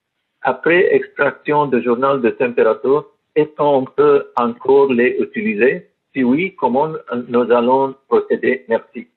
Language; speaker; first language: French; non-native, learner; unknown